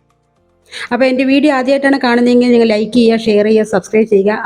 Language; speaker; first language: Malayalam; native; Malayalam